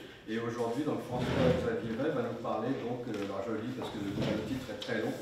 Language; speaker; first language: French; native; French